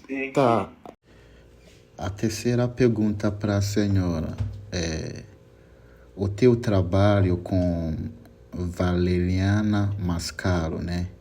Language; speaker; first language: Portuguese; non-native, learner; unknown